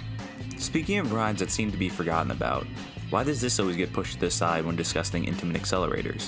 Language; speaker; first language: English; native; English